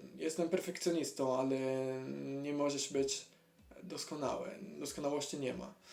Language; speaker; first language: Polish; non-native, learner; Italian